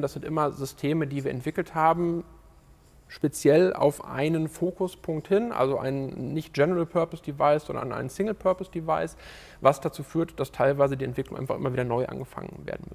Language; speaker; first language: German; native; German